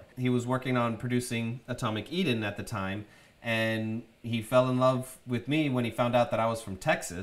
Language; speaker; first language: English; native; English